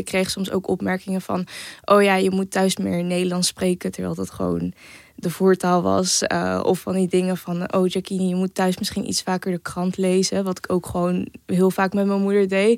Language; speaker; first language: Dutch; native; Dutch